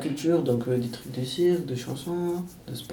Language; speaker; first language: French; native; French